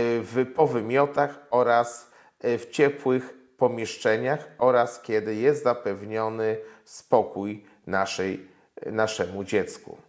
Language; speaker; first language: Polish; native; Polish